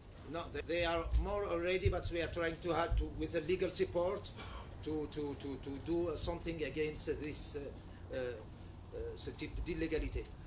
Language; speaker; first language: English; non-native, learner; Arabic